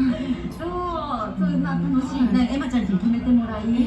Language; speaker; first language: Japanese; native; Japanese